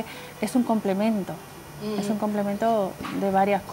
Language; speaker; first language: Spanish; native; Spanish